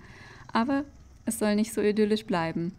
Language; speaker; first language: German; native; German